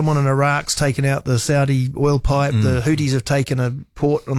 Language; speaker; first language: English; native; English